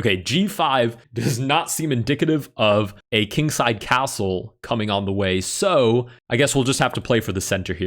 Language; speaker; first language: English; native; English